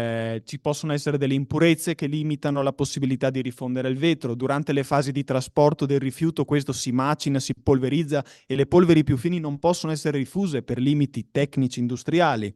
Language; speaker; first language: Italian; native; Italian